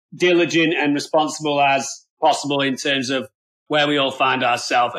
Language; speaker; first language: English; native; English